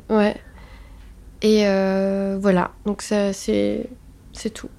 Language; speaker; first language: French; non-native, local second language; Arabic